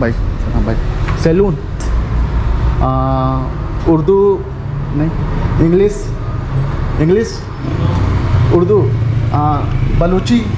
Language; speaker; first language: Hindi; native; Hindi